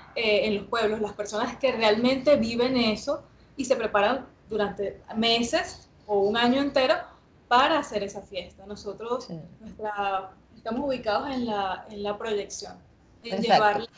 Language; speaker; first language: Spanish; native; Spanish